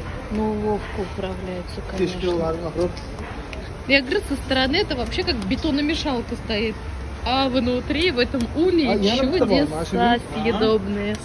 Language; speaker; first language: Russian; native; Russian